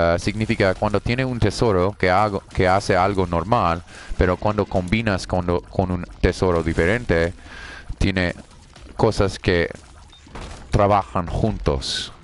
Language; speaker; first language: Spanish; non-native, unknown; English